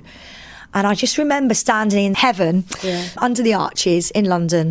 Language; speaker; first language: English; native; English